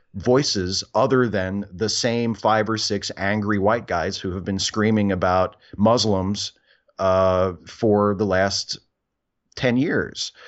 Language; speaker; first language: English; native; English